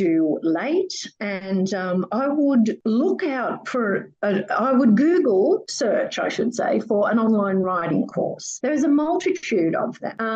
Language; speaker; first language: English; native; English